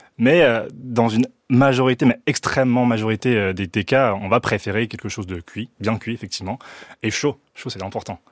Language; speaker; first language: French; early bilingual, other home language; Chinese